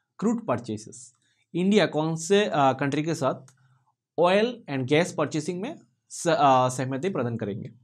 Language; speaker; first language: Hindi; non-native, local second language; Bangla